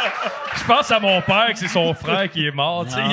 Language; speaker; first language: French; native; French